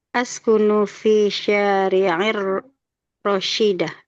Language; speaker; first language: Arabic; non-native, learner; Indonesian